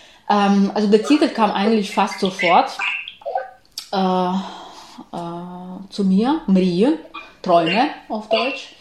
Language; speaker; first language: German; non-native, fluent; Ukrainian